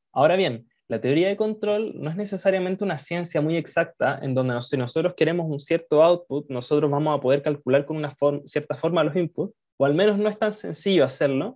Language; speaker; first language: Spanish; native; Spanish